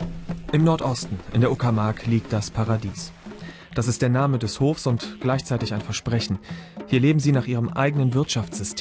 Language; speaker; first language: German; native; German